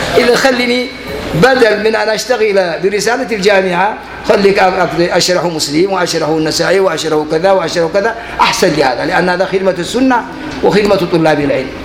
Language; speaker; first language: Arabic; non-native, fluent; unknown